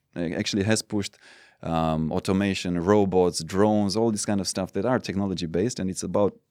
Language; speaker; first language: English; non-native, fluent; Romanian